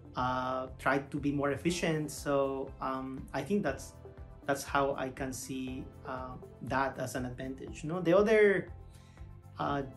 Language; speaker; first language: English; non-native, fluent; Spanish